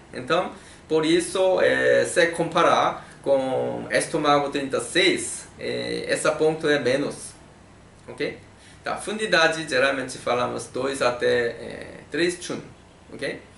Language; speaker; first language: Portuguese; non-native, learner; Korean